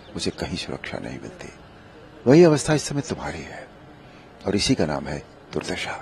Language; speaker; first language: Hindi; native; Hindi